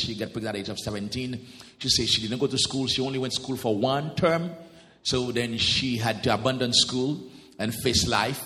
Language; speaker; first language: English; non-native, fluent; Haitian Creole